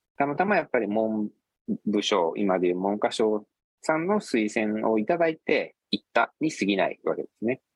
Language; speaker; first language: Japanese; native; Japanese